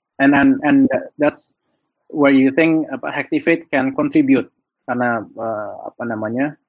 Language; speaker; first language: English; non-native, fluent; Indonesian